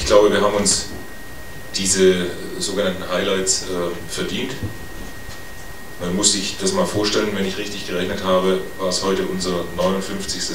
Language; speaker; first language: German; native; German